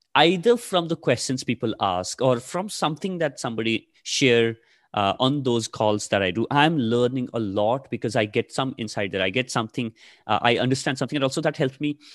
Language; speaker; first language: English; non-native, local second language; Nepali